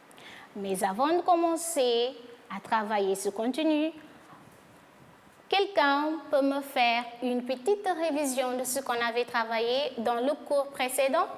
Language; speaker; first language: French; non-native, fluent; Portuguese